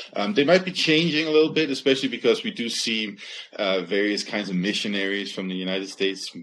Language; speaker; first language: English; non-native, fluent; Danish